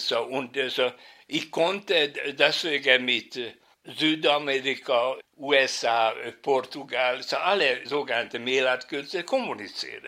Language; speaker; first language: German; non-native, fluent; Hungarian